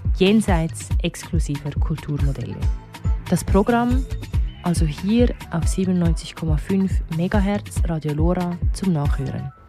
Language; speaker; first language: German; native; German